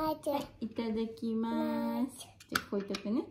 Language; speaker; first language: Japanese; native; Japanese